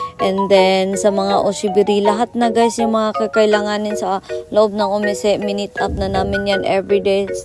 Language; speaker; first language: Filipino; native; Filipino